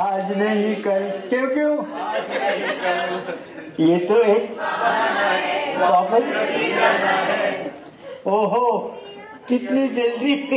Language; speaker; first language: Hindi; native; Hindi